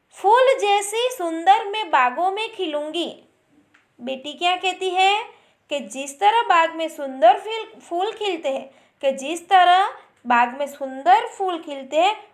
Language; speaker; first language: Hindi; non-native, local second language; Gujarati